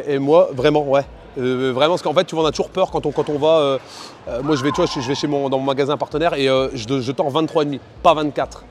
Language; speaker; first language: French; native; French